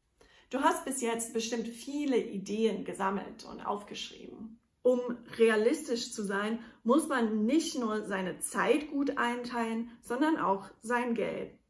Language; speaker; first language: German; non-native, fluent; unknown